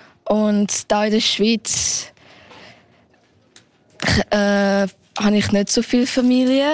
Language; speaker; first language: German; early bilingual, heritage; German